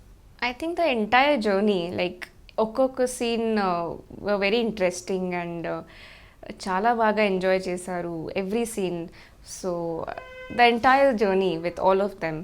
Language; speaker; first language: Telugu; non-native, learner; Hindi